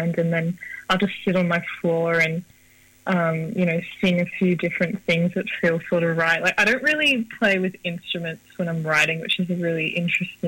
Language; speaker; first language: English; native; English